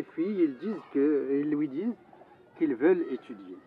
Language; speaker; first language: French; non-native, local second language; Arabic